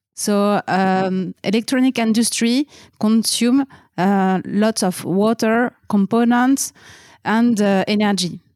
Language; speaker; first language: English; non-native, fluent; French